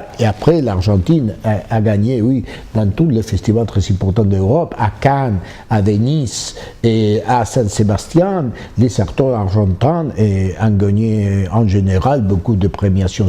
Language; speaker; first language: French; non-native, fluent; Spanish